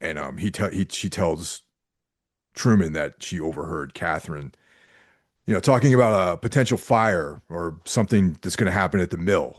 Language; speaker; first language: English; native; English